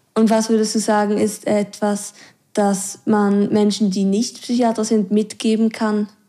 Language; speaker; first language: German; native; German